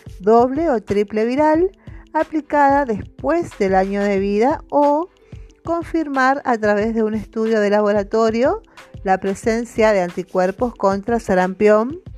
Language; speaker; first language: Spanish; native; Spanish